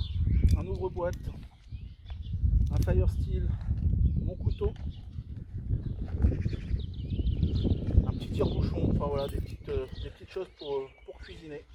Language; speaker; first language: French; native; French